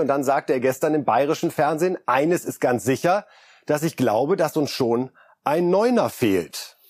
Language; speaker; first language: German; native; German